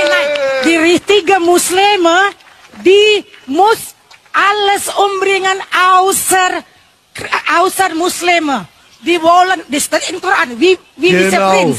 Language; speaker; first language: German; non-native, learner; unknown